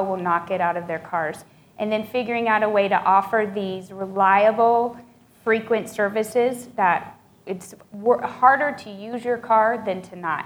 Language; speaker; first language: English; native; English